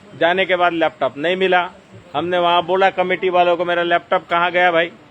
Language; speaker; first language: Hindi; non-native, local second language; Marathi